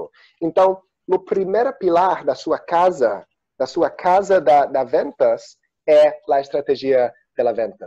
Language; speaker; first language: Spanish; non-native, learner; Portuguese